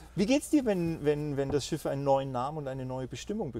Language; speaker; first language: German; native; German